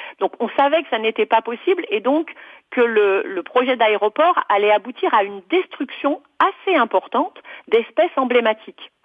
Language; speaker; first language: French; native; French